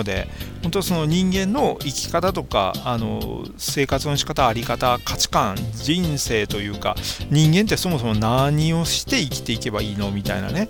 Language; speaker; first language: Japanese; native; Japanese